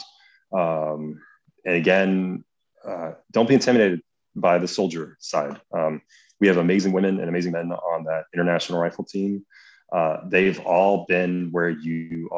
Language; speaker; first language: English; native; English